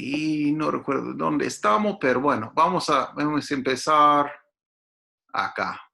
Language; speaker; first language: Spanish; non-native, fluent; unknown